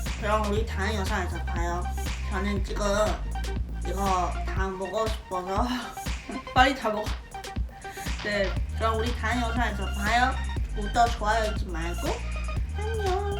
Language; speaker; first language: Korean; non-native, learner; Chinese